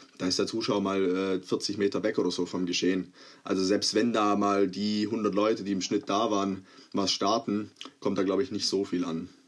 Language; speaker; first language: German; early bilingual, other home language; Croatian